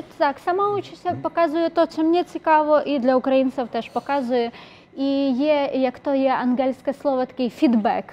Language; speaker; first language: Polish; non-native, learner; Ukrainian